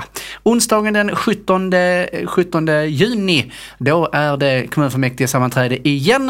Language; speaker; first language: Swedish; native; Swedish